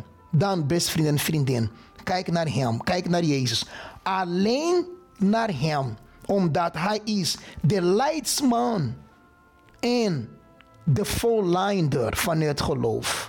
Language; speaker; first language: Dutch; non-native, fluent; Portuguese